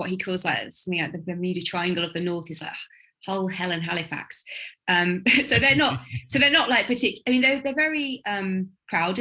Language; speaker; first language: English; native; English